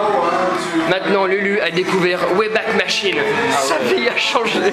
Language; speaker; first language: French; native; French